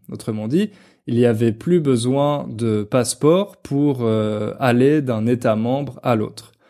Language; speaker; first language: French; native; French